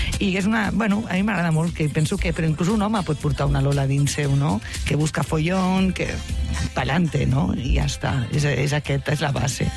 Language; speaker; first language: Catalan; non-native, local second language; Spanish